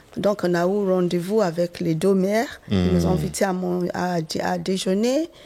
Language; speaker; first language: French; non-native, fluent; Yoruba